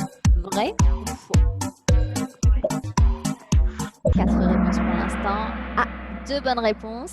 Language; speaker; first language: French; native; French